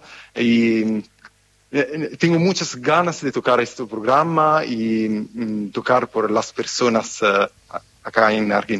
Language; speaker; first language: Spanish; non-native, learner; Italian